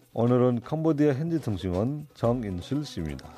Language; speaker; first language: Korean; non-native, fluent; Nepali